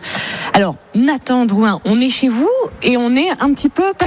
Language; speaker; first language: French; native; French